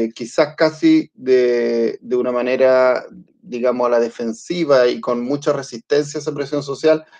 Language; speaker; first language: Spanish; early bilingual, other home language; Italian